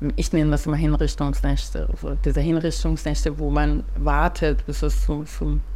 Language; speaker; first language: German; non-native, fluent; Persian